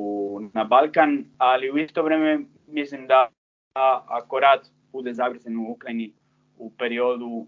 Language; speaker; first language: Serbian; non-native, fluent; Spanish